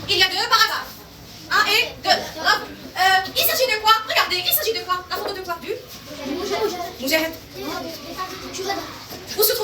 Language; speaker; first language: French; non-native, local second language; Arabic